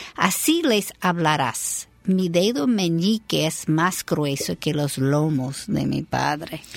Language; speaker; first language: Spanish; non-native, fluent; English